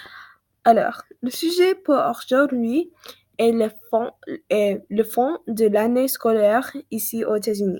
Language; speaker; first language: French; non-native, learner; English